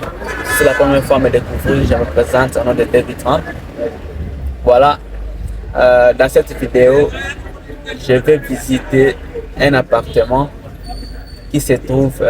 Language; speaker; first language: French; non-native, local second language; Rundi